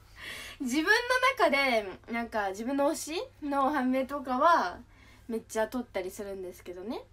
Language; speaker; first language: Japanese; native; Japanese